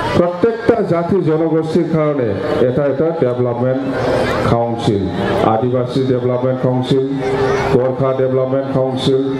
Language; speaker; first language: Assamese; non-native, local second language; Bodo